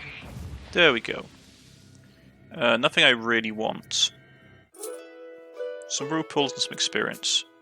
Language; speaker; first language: English; native; English